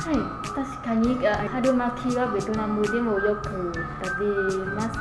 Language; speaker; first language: Japanese; non-native, learner; Vietnamese